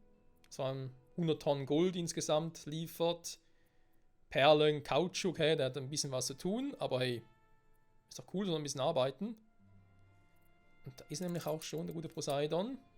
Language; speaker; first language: German; native; German